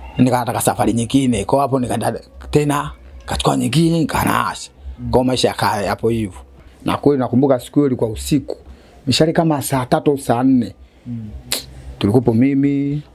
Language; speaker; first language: Swahili; native; Swahili